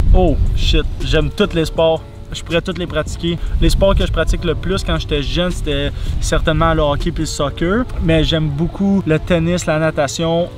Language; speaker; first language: French; native; French